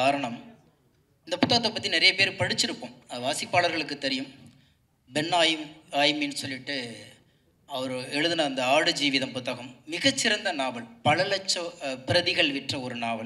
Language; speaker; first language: Tamil; native; Tamil